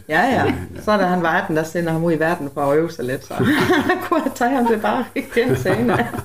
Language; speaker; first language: Danish; native; Danish